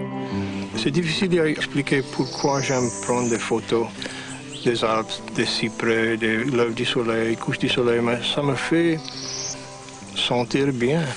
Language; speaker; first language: French; non-native, local second language; English